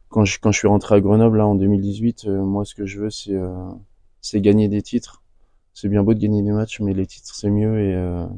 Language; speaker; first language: French; native; French